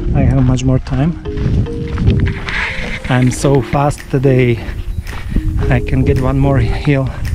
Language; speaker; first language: English; non-native, fluent; Slovak